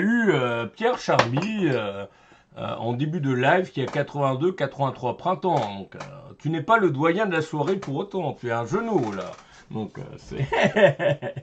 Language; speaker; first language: French; native; French